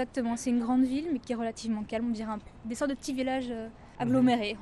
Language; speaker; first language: French; native; French